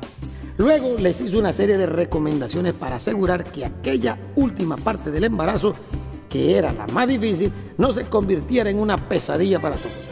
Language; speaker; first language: Spanish; native; Spanish